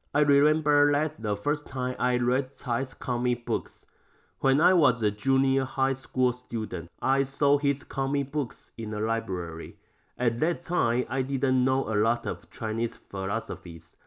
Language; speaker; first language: English; non-native, fluent; Chinese